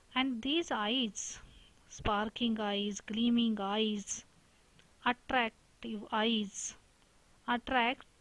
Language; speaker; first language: English; non-native, local second language; Marathi